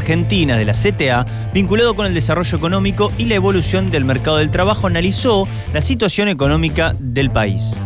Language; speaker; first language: Spanish; native; Spanish